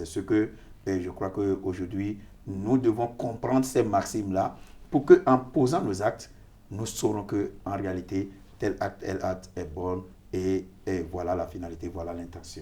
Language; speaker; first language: French; non-native, fluent; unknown